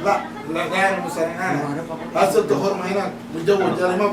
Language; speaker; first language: Arabic; non-native, learner; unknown